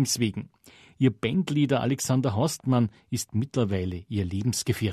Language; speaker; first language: German; native; German